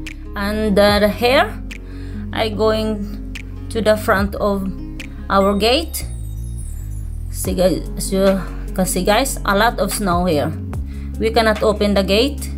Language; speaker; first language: English; non-native, learner; Filipino